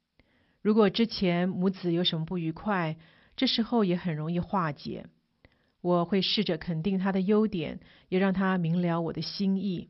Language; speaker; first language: Chinese; native; Chinese